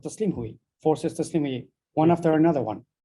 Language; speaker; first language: Hindi; non-native, learner; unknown